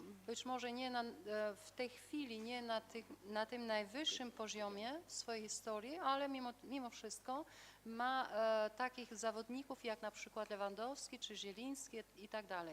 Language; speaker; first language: Polish; non-native, fluent; Albanian